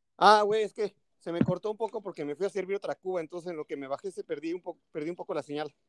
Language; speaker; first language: Spanish; native; Spanish